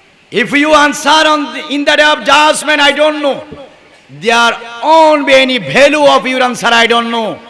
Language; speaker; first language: English; non-native, local second language; Bangla